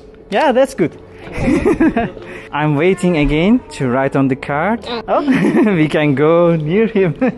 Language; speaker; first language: English; non-native, learner; Turkish